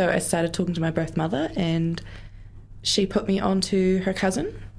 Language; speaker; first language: English; native; English